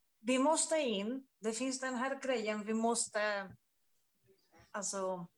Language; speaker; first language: Swedish; non-native, learner; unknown